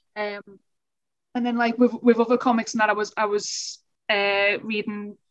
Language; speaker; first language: English; native; English